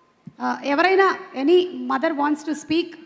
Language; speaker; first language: Telugu; native; Telugu